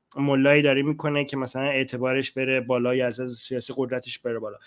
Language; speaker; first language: Persian; native; Persian